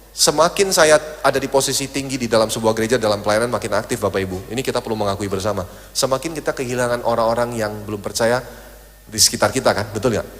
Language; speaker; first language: Indonesian; native; Indonesian